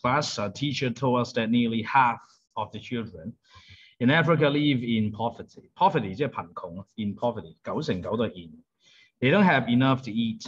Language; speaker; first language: English; non-native, local second language; Cantonese